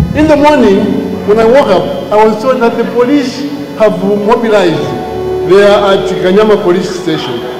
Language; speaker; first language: English; non-native, local second language; Bemba